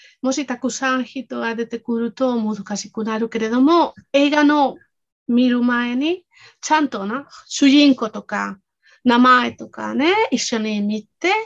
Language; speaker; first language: Japanese; non-native, fluent; Spanish